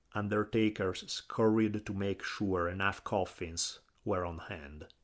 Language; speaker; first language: English; non-native, fluent; Italian